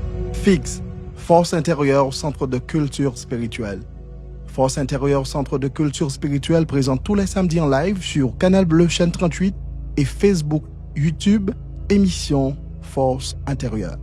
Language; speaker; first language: French; non-native, local second language; Haitian Creole